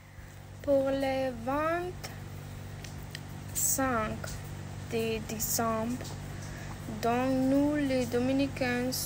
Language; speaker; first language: French; non-native, learner; Spanish